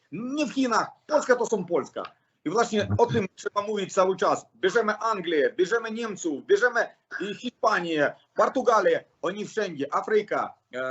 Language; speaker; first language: Polish; non-native, learner; Russian